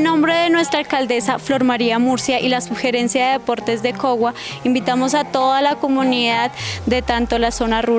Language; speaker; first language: Spanish; native; Spanish